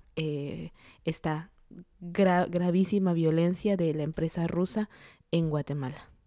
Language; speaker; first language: Spanish; non-native, local second language; Kaqchikel